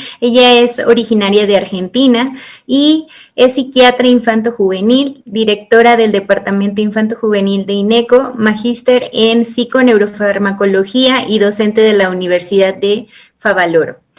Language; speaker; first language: Spanish; native; Spanish